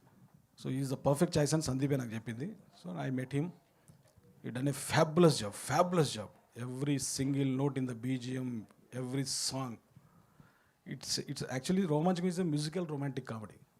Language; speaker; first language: Telugu; native; Telugu